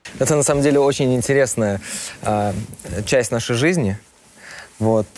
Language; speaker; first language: Russian; native; Russian